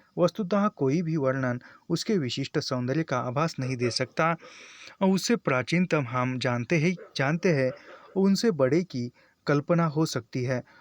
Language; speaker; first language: Hindi; non-native, local second language; Marathi